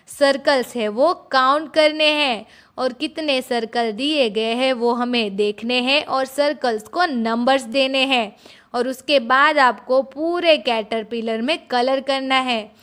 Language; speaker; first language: Hindi; non-native, local second language; Gujarati